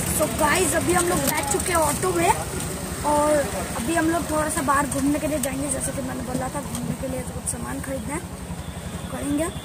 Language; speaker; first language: Hindi; non-native, local second language; Bangla